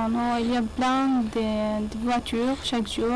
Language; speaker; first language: French; non-native, learner; Arabic